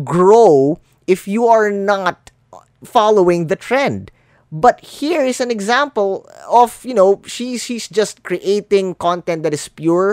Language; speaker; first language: English; non-native, local second language; Filipino